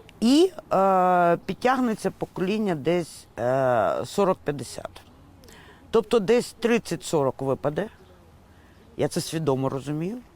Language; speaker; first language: Ukrainian; native; Ukrainian